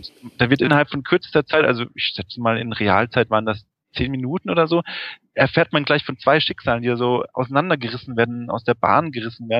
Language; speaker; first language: German; native; German